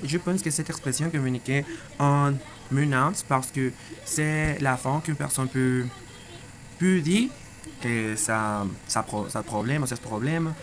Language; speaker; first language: French; non-native, learner; Spanish